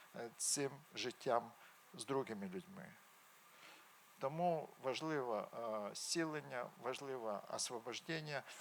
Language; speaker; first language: Ukrainian; non-native, local second language; Russian